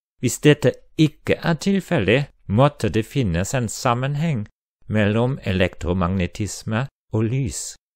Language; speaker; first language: Norwegian; non-native, fluent; German